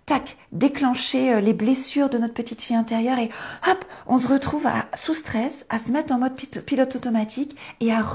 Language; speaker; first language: French; native; French